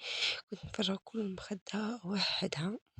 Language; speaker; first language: Arabic; native; Arabic